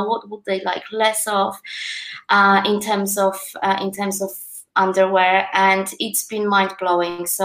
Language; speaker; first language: English; non-native, fluent; Polish